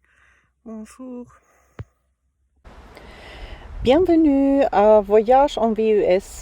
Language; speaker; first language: French; non-native, learner; German